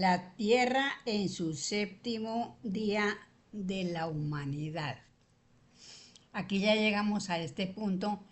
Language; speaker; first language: Spanish; native; Spanish